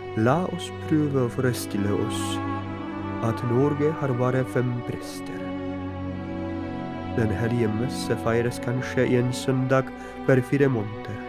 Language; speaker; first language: Norwegian; non-native, fluent; Polish